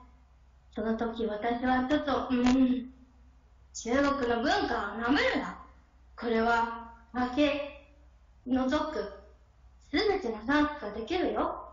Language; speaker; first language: Japanese; non-native, learner; Chinese